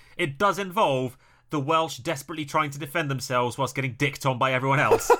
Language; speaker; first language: English; native; English